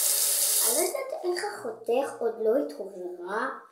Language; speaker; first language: Hebrew; native; Hebrew